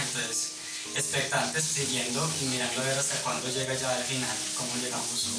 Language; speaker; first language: Spanish; native; Spanish